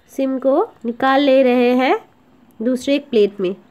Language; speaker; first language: Hindi; non-native, local second language; Bangla